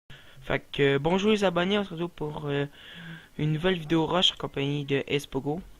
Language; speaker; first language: French; native; French